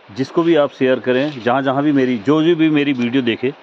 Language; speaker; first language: Hindi; native; Hindi